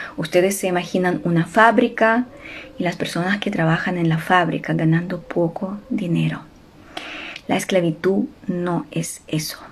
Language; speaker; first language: Spanish; non-native, fluent; Ukrainian